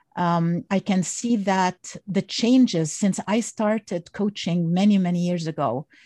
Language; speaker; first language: English; non-native, fluent; Arabic